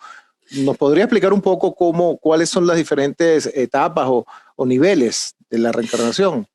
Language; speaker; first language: Spanish; native; Spanish